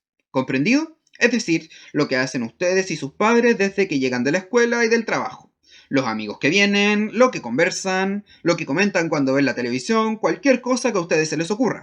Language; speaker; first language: Spanish; native; Spanish